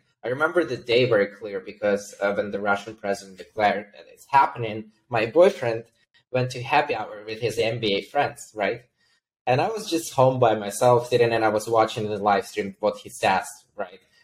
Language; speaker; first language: English; non-native, fluent; Ukrainian